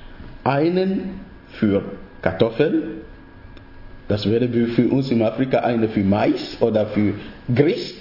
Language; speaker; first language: German; non-native, fluent; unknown